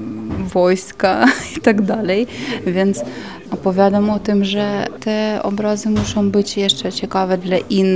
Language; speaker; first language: Polish; non-native, fluent; Ukrainian